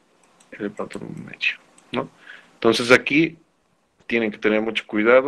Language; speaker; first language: Spanish; native; Spanish